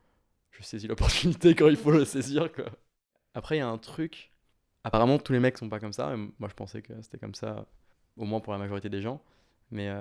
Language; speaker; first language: French; native; French